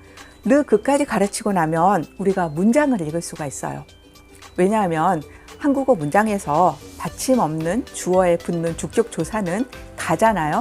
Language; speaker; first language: Korean; native; Korean